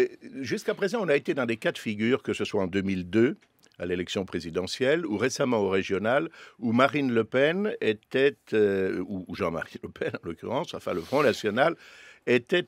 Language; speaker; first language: French; native; French